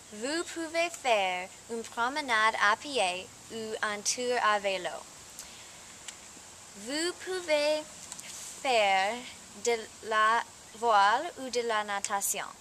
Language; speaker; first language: French; non-native, learner; English